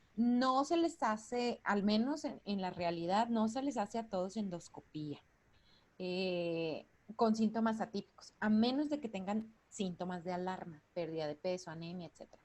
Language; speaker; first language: Spanish; native; Spanish